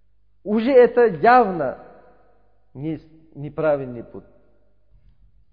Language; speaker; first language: Russian; non-native, learner; Uzbek